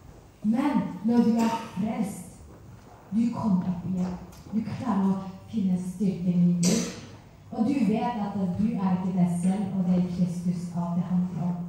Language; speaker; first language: Norwegian; non-native, fluent; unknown